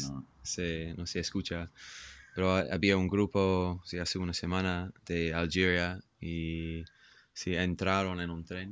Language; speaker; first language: Spanish; non-native, fluent; English